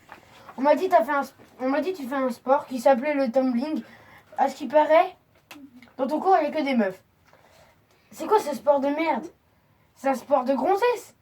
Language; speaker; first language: French; native; French